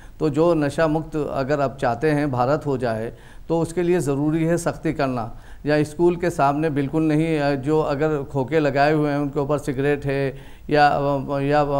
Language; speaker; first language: Hindi; native; Hindi